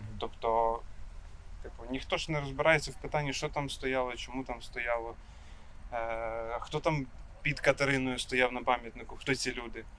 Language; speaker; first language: Ukrainian; non-native, local second language; Russian